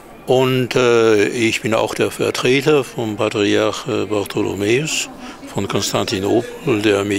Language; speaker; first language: German; non-native, fluent; Hebrew